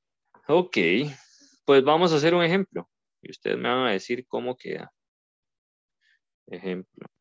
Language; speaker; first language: Spanish; native; Spanish